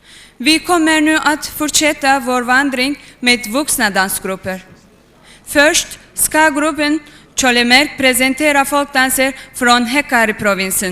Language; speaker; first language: Swedish; non-native, fluent; Kurdish